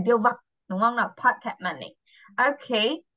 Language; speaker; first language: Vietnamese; native; Vietnamese